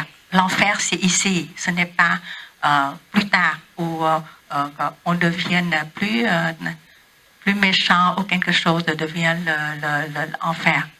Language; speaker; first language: French; non-native, learner; Vietnamese